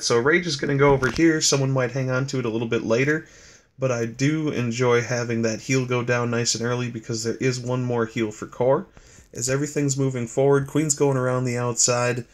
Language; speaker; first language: English; native; English